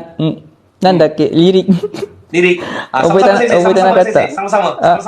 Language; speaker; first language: Japanese; non-native, fluent; Malay